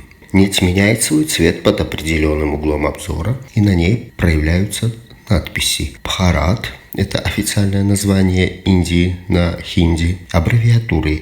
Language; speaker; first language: Russian; native; Russian